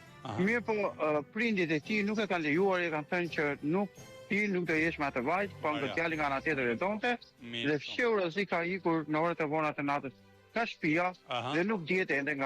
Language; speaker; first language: Albanian; native; Albanian